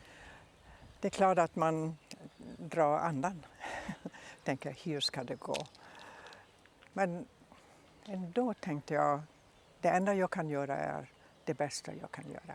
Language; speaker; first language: Swedish; non-native, fluent; German